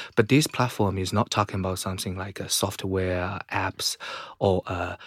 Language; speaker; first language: English; non-native, fluent; Chinese